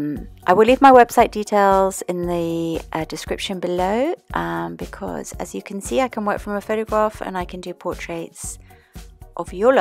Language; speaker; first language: English; native; English